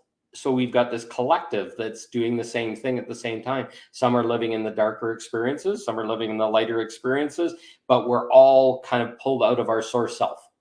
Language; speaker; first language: English; native; English